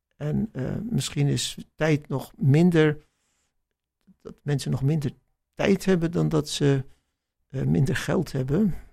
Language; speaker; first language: Dutch; native; Dutch